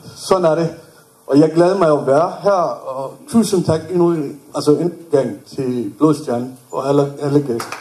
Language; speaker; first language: Danish; non-native, fluent; Somali